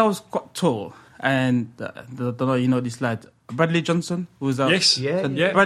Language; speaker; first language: English; early bilingual, other home language; French